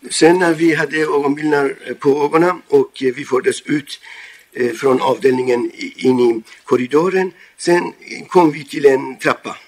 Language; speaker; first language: Swedish; non-native, fluent; Persian